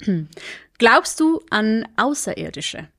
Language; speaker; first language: German; native; German